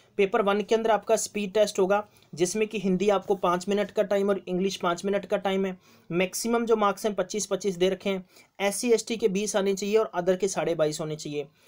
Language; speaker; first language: Hindi; non-native, local second language; Punjabi